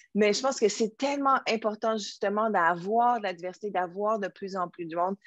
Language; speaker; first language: French; native; French